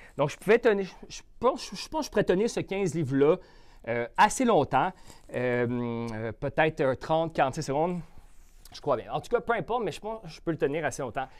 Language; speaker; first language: French; native; French